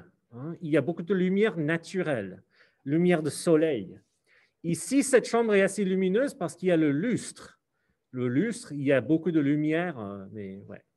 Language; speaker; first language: French; non-native, fluent; English